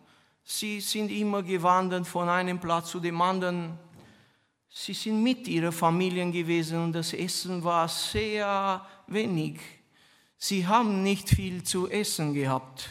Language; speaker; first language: German; non-native, fluent; Romanian